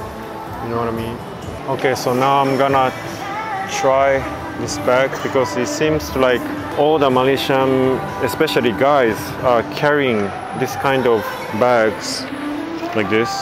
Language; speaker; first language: English; non-native, fluent; Japanese